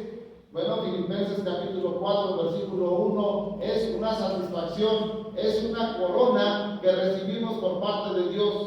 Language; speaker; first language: Spanish; native; Spanish